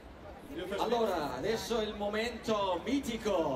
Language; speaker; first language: Italian; early bilingual, heritage; German